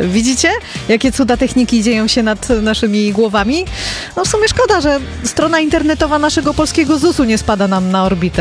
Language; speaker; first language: Polish; native; Polish